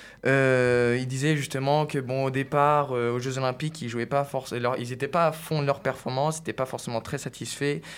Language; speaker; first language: French; native; French